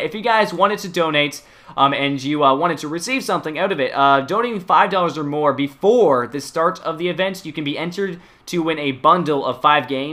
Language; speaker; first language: English; native; English